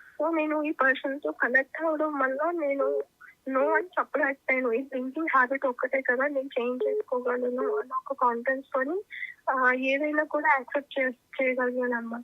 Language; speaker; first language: Telugu; native; Telugu